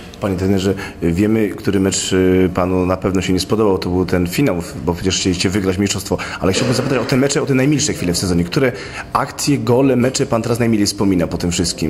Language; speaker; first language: Polish; native; Polish